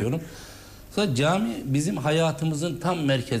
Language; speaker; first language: Turkish; native; Turkish